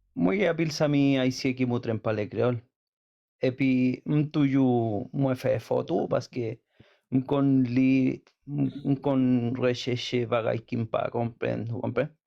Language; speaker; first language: Haitian Creole; non-native, fluent; Spanish